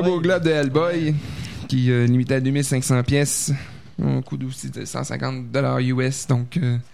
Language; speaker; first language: French; native; French